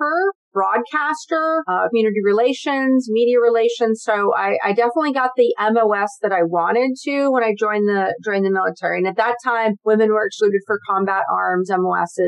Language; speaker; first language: English; native; English